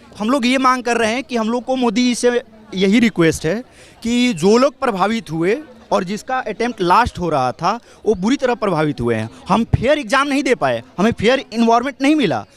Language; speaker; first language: Hindi; native; Hindi